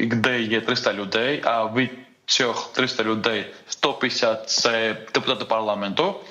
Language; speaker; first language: Ukrainian; non-native, fluent; Georgian